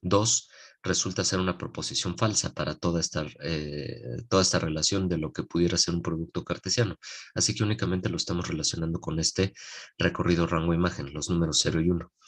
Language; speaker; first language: Spanish; native; Spanish